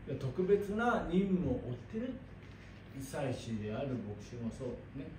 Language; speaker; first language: Japanese; native; Japanese